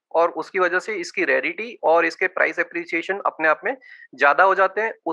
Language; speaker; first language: Hindi; non-native, local second language; Gujarati